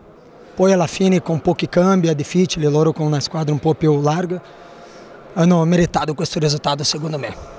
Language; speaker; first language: Italian; non-native, fluent; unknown